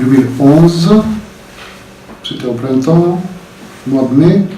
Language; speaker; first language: French; non-native, fluent; Bulgarian